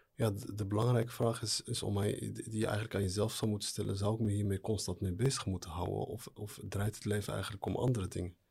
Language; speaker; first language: Dutch; early bilingual, other home language; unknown